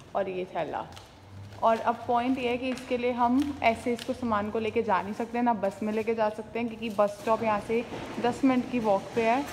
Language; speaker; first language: Hindi; non-native, local second language; Punjabi